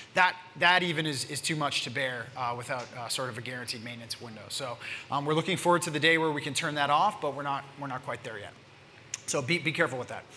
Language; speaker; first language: English; native; English